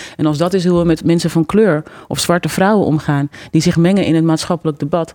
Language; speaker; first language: Dutch; native; Dutch